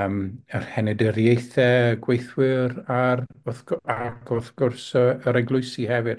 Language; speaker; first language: Welsh; non-native, local second language; English